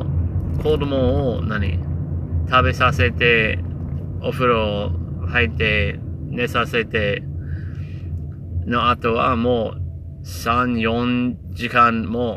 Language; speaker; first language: Japanese; non-native, learner; English